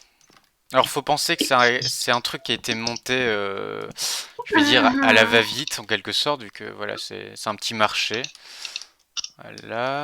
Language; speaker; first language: French; native; French